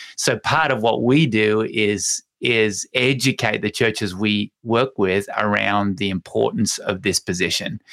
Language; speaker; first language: English; native; English